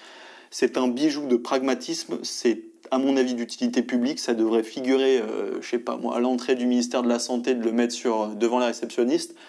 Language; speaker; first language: French; native; French